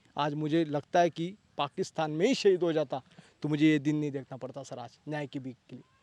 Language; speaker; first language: Hindi; non-native, local second language; Marathi